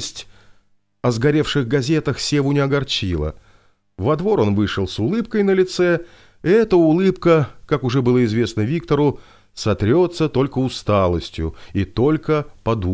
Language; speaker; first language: Russian; native; Russian